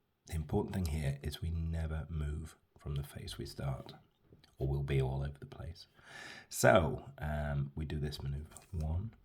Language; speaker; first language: English; native; English